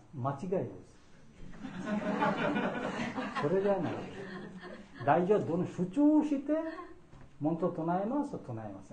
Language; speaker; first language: Japanese; non-native, fluent; Bangla